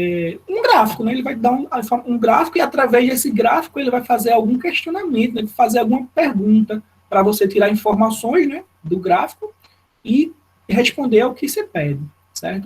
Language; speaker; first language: Portuguese; native; Portuguese